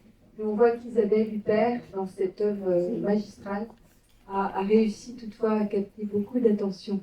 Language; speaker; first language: French; native; French